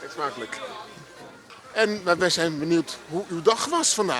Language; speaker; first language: Dutch; native; Dutch